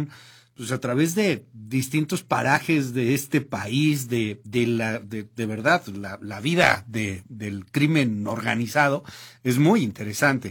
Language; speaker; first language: Spanish; native; Spanish